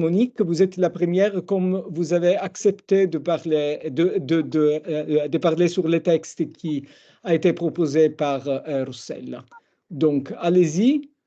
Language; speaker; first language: French; non-native, fluent; Italian